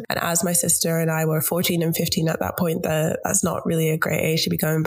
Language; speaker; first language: English; native; English